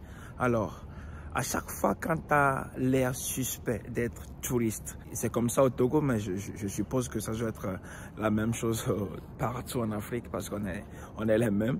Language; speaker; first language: French; non-native, local second language; Ewe